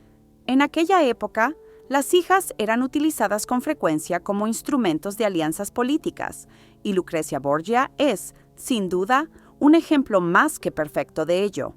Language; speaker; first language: Spanish; native; Spanish